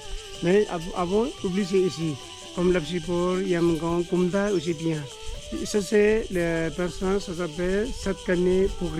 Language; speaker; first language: French; non-native, learner; Nepali